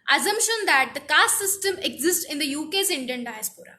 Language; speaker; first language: English; non-native, local second language; Marathi